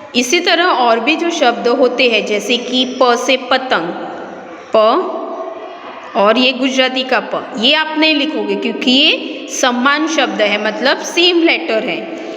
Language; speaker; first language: Hindi; non-native, local second language; Gujarati